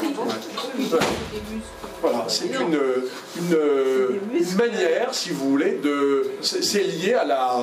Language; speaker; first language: French; native; French